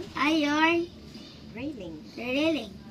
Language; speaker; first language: English; non-native, learner; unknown